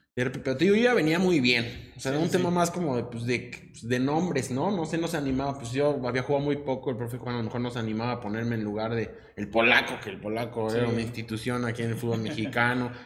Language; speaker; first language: Spanish; native; Spanish